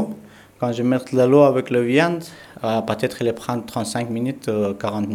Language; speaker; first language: French; non-native, learner; Pashto